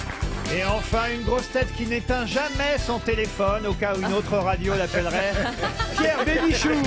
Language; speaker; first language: French; native; French